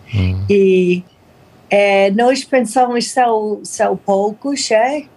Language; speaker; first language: Portuguese; non-native, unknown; English